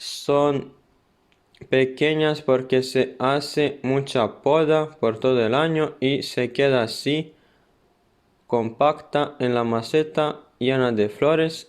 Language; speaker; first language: Spanish; non-native, fluent; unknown